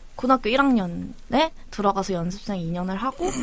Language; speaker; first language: Korean; early bilingual, other home language; Chinese